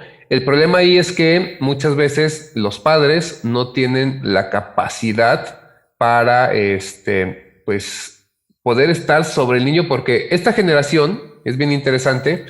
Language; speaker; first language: Spanish; native; Spanish